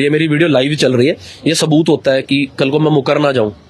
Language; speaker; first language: Hindi; non-native, local second language; Punjabi